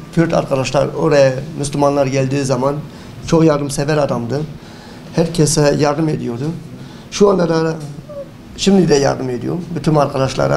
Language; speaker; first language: Turkish; early bilingual, heritage; Turkish